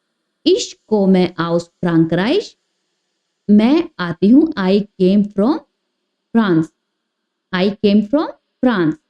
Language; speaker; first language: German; non-native, fluent; Hindi